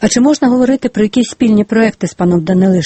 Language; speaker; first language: Ukrainian; native; Ukrainian